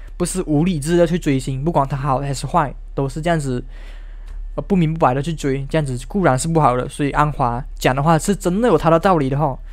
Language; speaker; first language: Chinese; native; Chinese